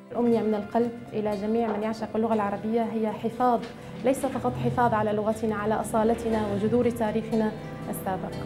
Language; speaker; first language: Arabic; native; Arabic